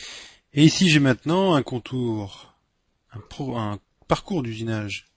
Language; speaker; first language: French; native; French